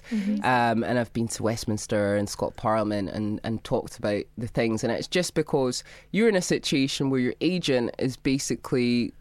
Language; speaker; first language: English; native; English